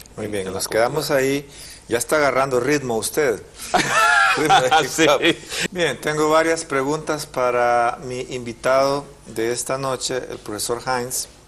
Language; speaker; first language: Spanish; native; Spanish